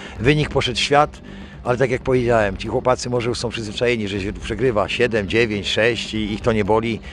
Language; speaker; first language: Polish; native; Polish